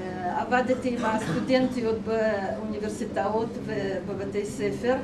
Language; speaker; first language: Hebrew; non-native, fluent; Russian